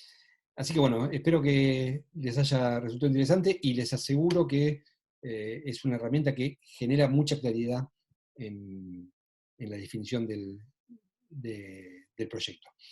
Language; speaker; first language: Spanish; native; Spanish